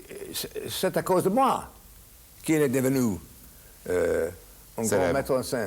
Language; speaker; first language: French; non-native, fluent; English